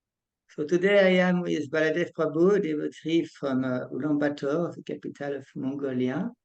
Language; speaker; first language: English; non-native, fluent; French